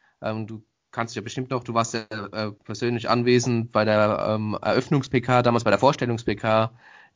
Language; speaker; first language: German; native; German